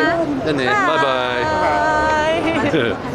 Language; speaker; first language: Japanese; non-native, fluent; English